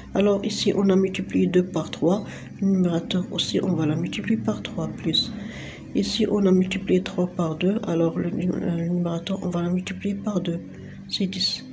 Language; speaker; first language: French; non-native, local second language; Arabic